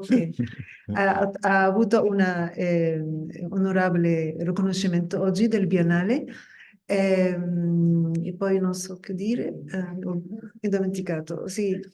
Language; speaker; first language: Italian; non-native, fluent; Spanish